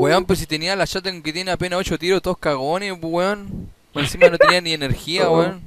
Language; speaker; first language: Spanish; native; Spanish